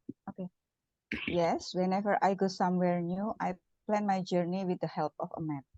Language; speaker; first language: English; non-native, learner; Indonesian